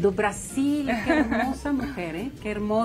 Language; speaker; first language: Spanish; native; Spanish